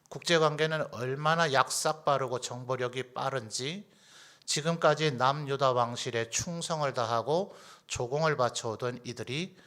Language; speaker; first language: Korean; native; Korean